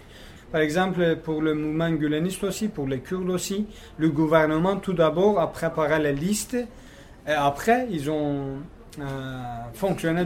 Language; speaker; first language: French; non-native, fluent; Kurdish